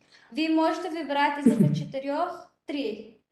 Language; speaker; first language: Russian; non-native, learner; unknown